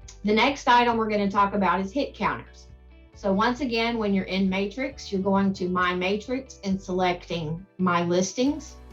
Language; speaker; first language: English; native; English